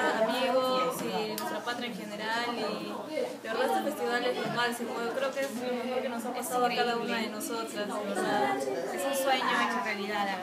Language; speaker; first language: Spanish; native; Spanish